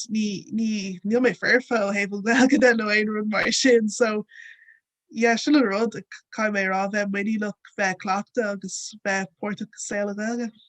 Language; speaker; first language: Irish; non-native, local second language; Yoruba